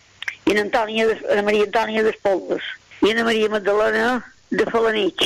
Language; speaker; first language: Catalan; native; Catalan